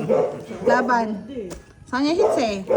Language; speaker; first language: Filipino; native; Filipino